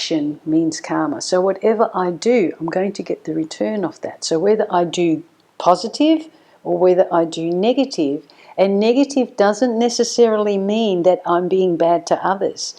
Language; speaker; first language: English; native; English